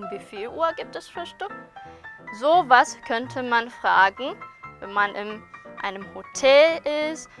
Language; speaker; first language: German; non-native, fluent; Korean